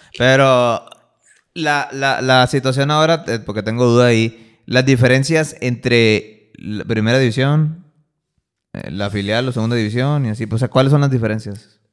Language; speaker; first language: Spanish; native; Spanish